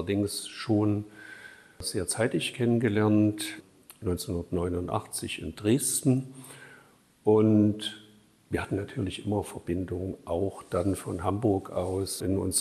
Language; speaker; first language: German; native; German